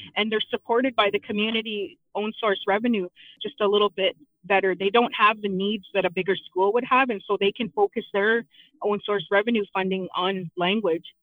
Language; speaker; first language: English; native; English